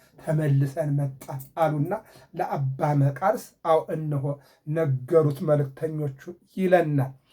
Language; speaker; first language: Amharic; native; Amharic